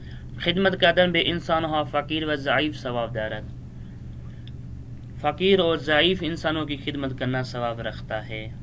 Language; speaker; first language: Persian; non-native, fluent; Urdu